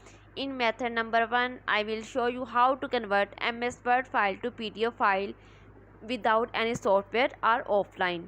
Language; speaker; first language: English; non-native, local second language; Urdu